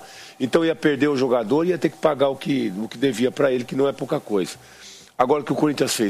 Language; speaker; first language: Portuguese; native; Portuguese